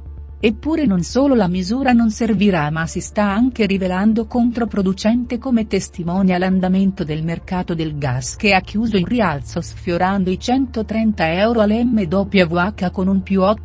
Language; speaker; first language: Italian; native; Italian